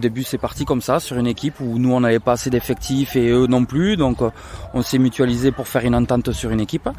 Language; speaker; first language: French; native; French